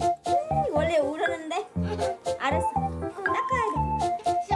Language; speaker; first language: Korean; non-native, learner; Vietnamese